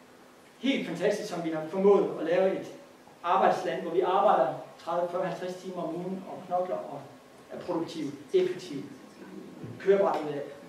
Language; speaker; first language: Danish; native; Danish